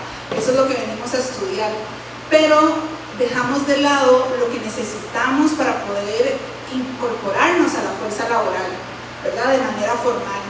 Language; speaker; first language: Spanish; native; Spanish